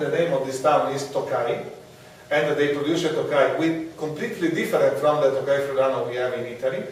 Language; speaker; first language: English; non-native, fluent; Italian